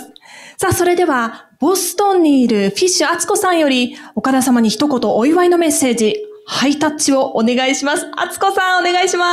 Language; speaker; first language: Japanese; native; Japanese